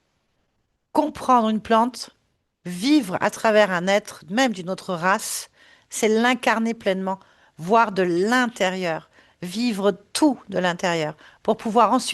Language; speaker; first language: French; native; French